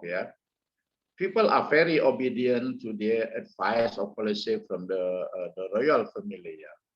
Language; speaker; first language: English; non-native, fluent; Indonesian